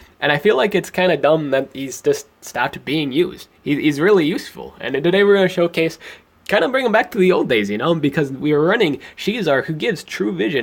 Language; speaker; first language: English; native; English